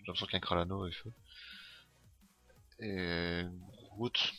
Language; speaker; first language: French; native; French